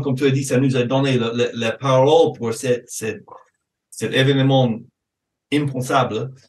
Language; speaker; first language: French; non-native, fluent; English